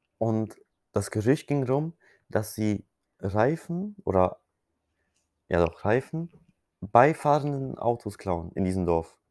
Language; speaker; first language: German; early bilingual, other home language; Polish